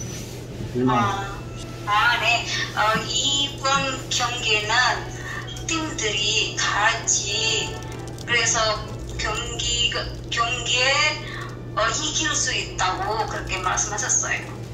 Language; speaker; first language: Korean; non-native, fluent; Indonesian